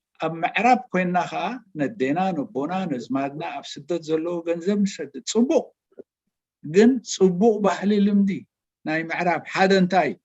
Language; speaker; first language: Tigrinya; native; Tigrinya